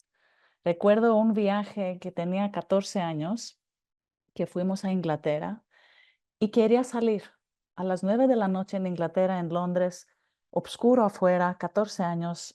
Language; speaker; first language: Spanish; non-native, fluent; Greek